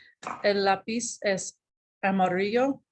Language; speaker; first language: Spanish; non-native, learner; English